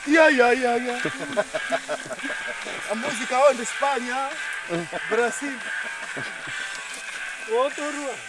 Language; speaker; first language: Portuguese; non-native, learner; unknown